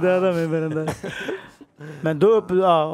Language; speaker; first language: Swedish; native; Swedish